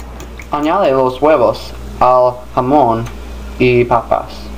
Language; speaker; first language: Spanish; non-native, learner; English